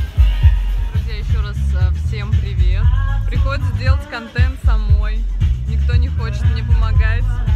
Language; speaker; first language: Russian; native; Russian